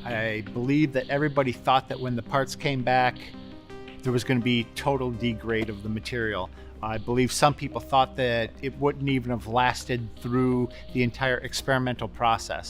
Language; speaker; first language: English; native; English